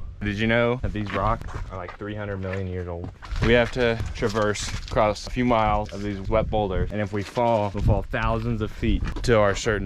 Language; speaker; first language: English; native; English